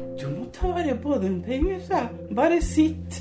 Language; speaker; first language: Norwegian; early bilingual, other home language; Spanish